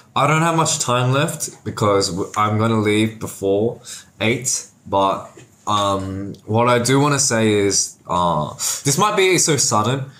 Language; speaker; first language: English; native; English